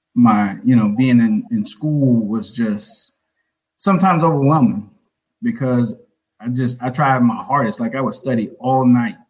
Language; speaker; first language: English; native; English